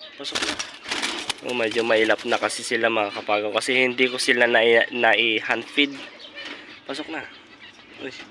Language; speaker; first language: Filipino; non-native, local second language; Iloko